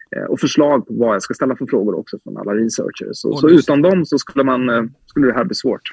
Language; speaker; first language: Swedish; native; Swedish